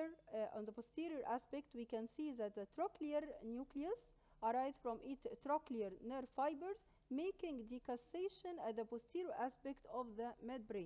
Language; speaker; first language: English; non-native, local second language; Arabic